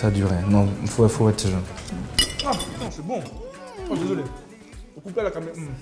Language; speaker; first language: French; native; French